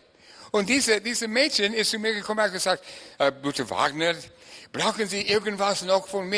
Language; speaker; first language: German; non-native, fluent; English